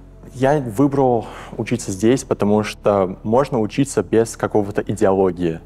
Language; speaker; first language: Russian; early bilingual, heritage; English